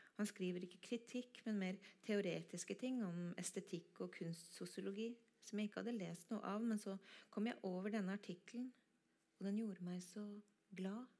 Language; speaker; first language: Norwegian; native; Norwegian